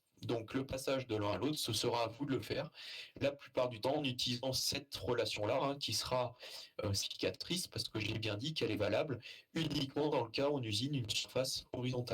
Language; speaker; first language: French; native; French